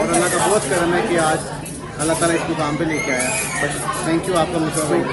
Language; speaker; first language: Urdu; non-native, local second language; Punjabi